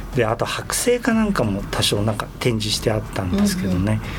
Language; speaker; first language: Japanese; native; Japanese